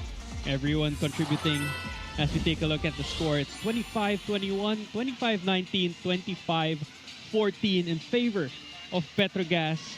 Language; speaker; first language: English; non-native, local second language; Filipino